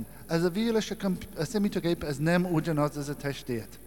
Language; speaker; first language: Hungarian; non-native, learner; English